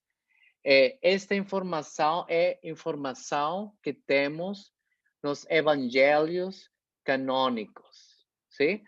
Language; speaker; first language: Portuguese; non-native, fluent; Spanish